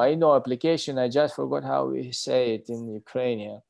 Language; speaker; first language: English; non-native, learner; Ukrainian